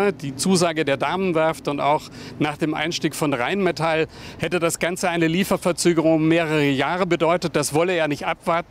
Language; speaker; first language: German; native; German